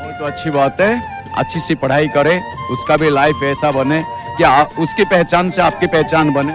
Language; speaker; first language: Hindi; non-native, local second language; Odia